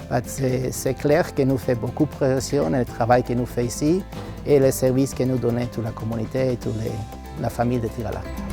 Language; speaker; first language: French; non-native, learner; Spanish